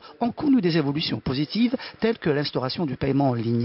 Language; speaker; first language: French; non-native, local second language; Arabic